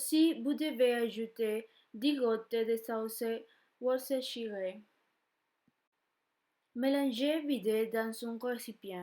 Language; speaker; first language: French; non-native, learner; Spanish